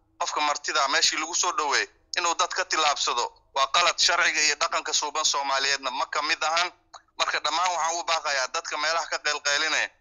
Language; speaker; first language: Somali; non-native, local second language; Swahili